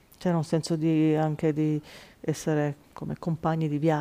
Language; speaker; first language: Italian; native; Italian